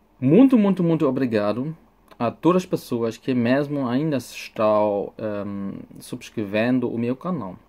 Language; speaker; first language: Portuguese; non-native, fluent; German